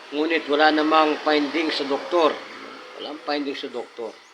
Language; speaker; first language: Filipino; native; Filipino